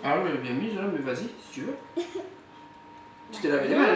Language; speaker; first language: French; native; French